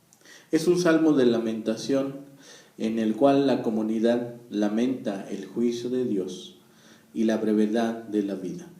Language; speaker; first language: Spanish; native; Spanish